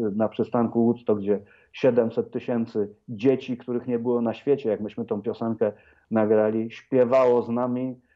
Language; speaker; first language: Polish; native; Polish